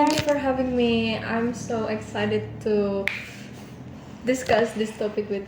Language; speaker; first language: English; non-native, learner; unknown